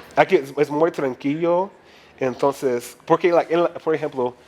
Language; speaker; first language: Spanish; non-native, learner; English